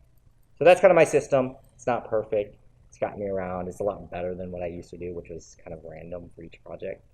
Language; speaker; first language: English; native; English